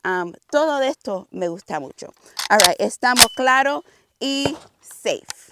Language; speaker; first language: Spanish; non-native, learner; English